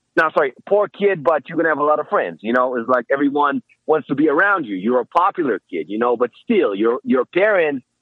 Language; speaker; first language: English; non-native, fluent; Hebrew